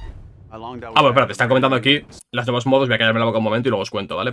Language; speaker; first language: Spanish; native; Spanish